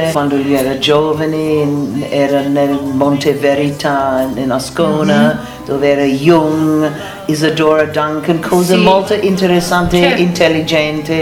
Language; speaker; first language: Italian; non-native, learner; English